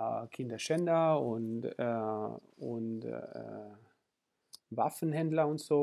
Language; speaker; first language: German; non-native, fluent; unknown